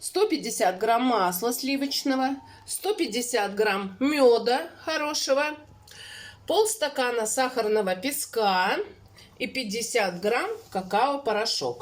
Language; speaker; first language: Russian; native; Russian